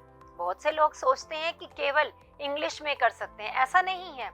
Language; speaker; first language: Hindi; native; Hindi